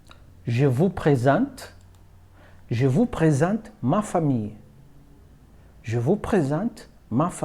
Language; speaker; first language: French; non-native, fluent; Portuguese